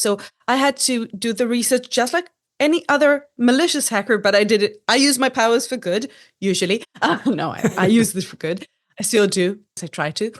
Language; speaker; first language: English; non-native, fluent; Hebrew